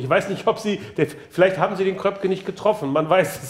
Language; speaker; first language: German; native; German